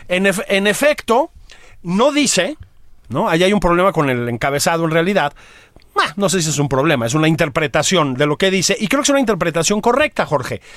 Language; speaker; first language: Spanish; native; Spanish